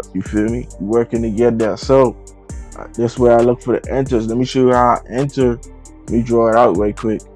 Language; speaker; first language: English; native; English